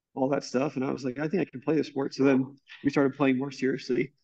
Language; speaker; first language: English; native; English